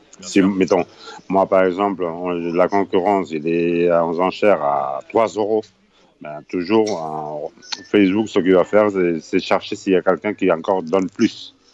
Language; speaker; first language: French; non-native, fluent; Spanish